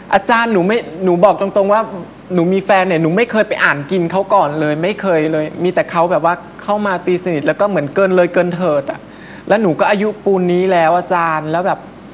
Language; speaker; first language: Thai; native; Thai